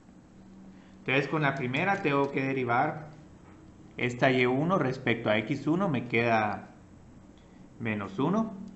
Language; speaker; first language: Spanish; native; Spanish